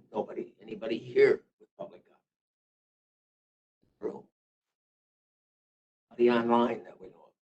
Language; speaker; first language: English; native; English